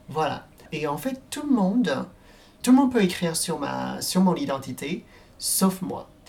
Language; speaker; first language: French; non-native, fluent; Cantonese